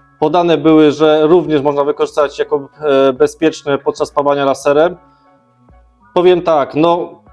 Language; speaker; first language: Polish; native; Polish